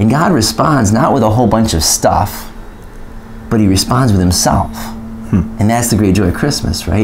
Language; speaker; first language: English; native; English